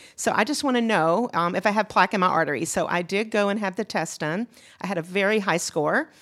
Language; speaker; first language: English; native; English